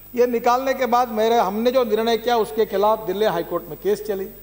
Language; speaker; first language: Hindi; non-native, local second language; Marathi